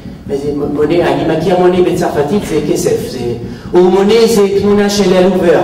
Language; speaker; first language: Hebrew; non-native, fluent; French